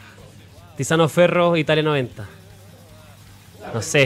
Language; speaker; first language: Spanish; native; Spanish